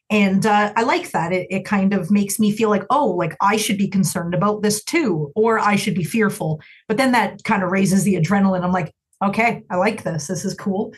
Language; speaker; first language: English; native; English